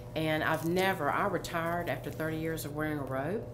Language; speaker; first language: English; native; English